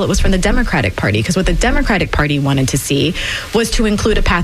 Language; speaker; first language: English; native; English